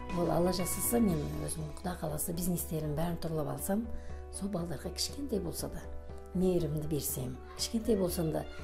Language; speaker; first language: Kazakh; non-native, local second language; Uzbek